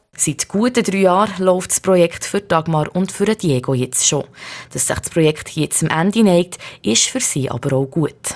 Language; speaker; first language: German; native; German